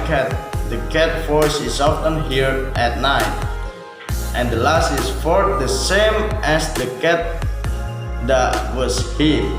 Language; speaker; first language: English; non-native, learner; Indonesian